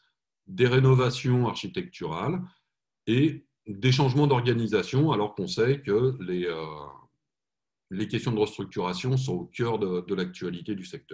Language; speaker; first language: French; native; French